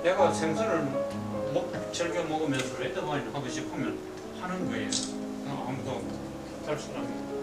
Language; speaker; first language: Korean; native; Korean